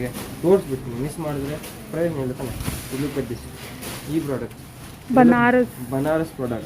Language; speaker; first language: Kannada; non-native, local second language; Hindi